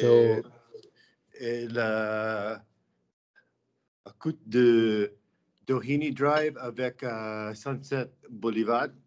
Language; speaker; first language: French; non-native, learner; English